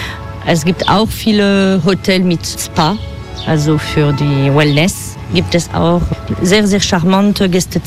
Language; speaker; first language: German; non-native, fluent; French